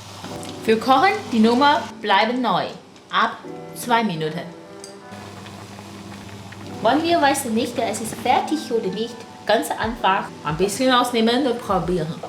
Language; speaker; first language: German; non-native, learner; Chinese